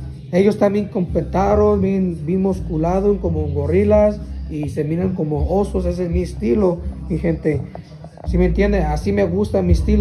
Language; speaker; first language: Spanish; early bilingual, heritage; Spanish